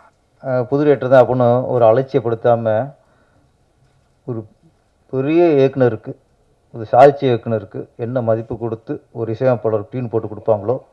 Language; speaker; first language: Tamil; native; Tamil